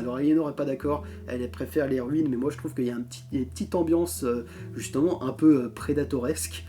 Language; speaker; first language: French; native; French